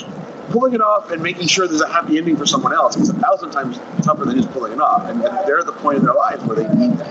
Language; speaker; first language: English; native; English